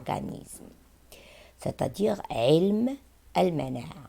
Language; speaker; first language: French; non-native, local second language; Arabic